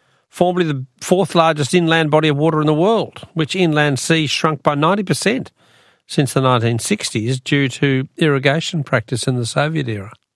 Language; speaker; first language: English; native; English